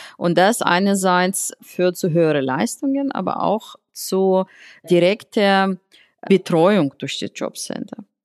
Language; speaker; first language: German; non-native, fluent; Russian